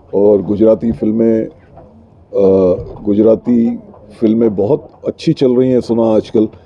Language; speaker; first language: Hindi; native; Hindi